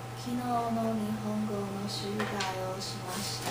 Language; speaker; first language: Japanese; non-native, learner; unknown